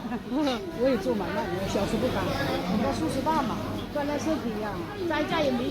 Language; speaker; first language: Chinese; non-native, local second language; Korean